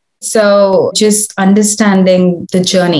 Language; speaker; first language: English; non-native, local second language; Tamil